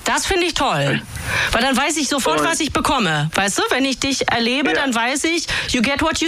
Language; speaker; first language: German; native; German